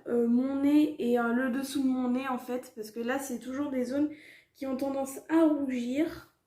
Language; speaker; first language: French; native; French